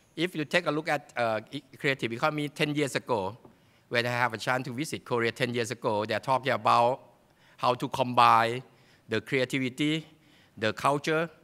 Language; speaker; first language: English; non-native, fluent; Thai